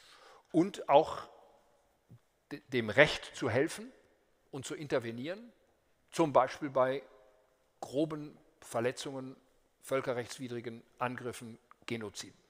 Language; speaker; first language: German; native; German